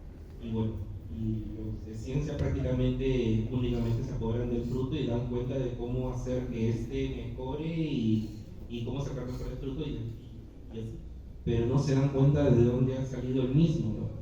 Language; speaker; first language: Spanish; native; Spanish